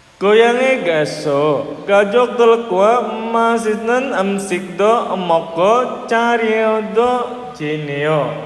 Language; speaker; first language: Korean; non-native, fluent; Indonesian